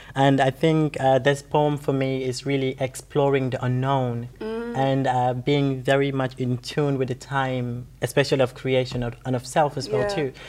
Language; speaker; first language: English; non-native, local second language; Wolof